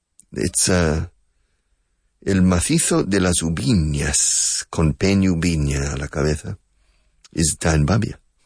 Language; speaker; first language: Spanish; non-native, fluent; English